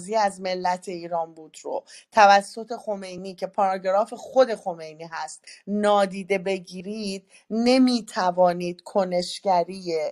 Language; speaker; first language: Persian; native; Persian